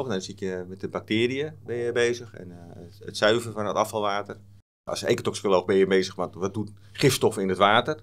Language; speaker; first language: Dutch; native; Dutch